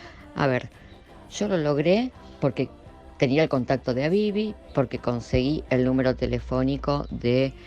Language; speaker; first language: Spanish; native; Spanish